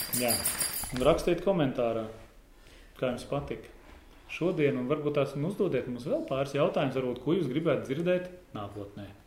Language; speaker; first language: Latvian; native; Latvian